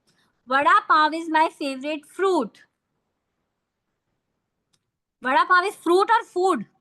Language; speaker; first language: English; non-native, fluent; Hindi